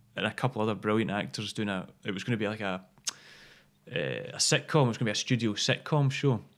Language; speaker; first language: English; native; English